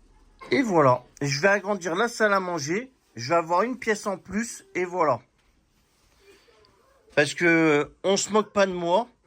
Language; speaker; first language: French; native; French